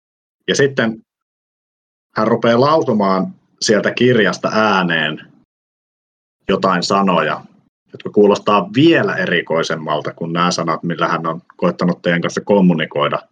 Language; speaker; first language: Finnish; native; Finnish